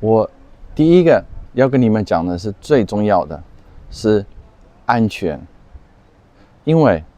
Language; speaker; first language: Chinese; non-native, fluent; Dutch